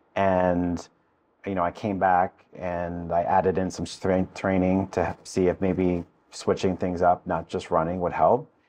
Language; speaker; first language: English; native; English